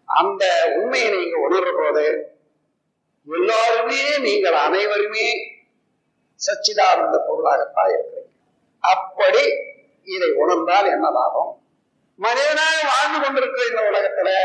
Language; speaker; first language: Tamil; native; Tamil